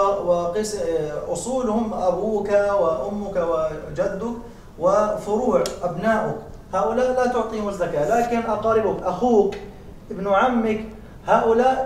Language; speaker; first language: Arabic; native; Arabic